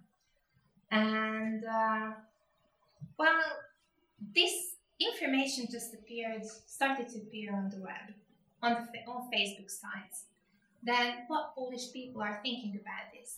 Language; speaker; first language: English; non-native, fluent; Hungarian